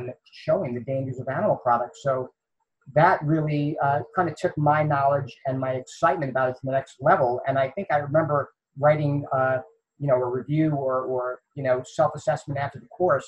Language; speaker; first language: English; native; English